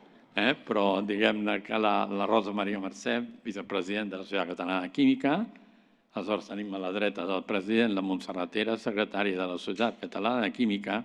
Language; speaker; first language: Catalan; native; Catalan